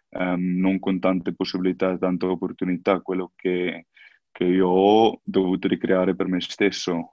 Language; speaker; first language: Italian; non-native, fluent; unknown